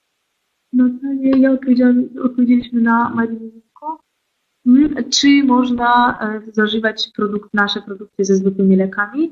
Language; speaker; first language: Polish; non-native, learner; Russian